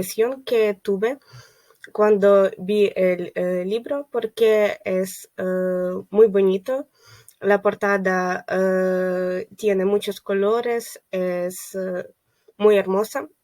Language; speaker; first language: Spanish; non-native, fluent; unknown